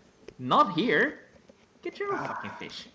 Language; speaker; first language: English; native; English